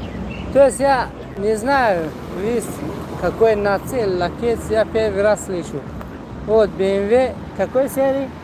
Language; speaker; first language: Russian; non-native, local second language; Tajik